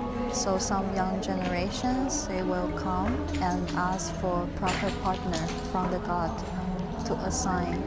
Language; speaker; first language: English; non-native, fluent; Chinese